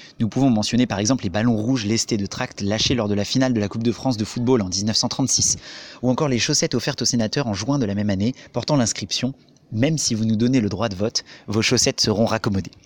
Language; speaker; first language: French; native; French